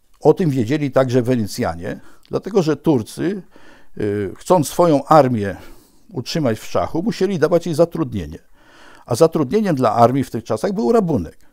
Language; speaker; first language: Polish; native; Polish